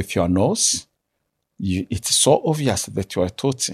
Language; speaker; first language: English; non-native, local second language; Kinyarwanda